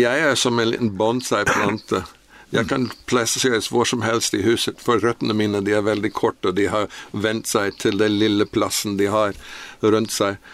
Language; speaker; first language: Norwegian; non-native, fluent; English